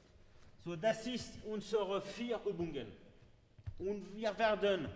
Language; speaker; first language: German; non-native, learner; French